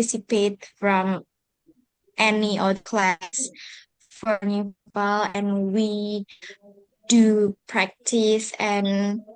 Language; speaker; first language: English; non-native, learner; Indonesian